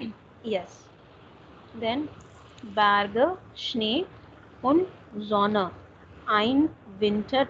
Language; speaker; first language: German; non-native, fluent; Hindi